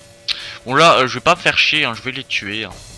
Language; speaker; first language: French; native; French